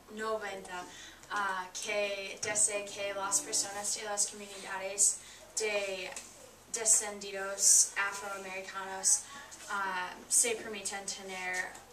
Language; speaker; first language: Spanish; non-native, learner; English